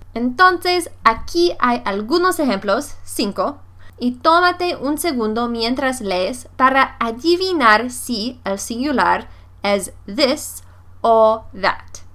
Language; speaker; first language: Spanish; non-native, fluent; English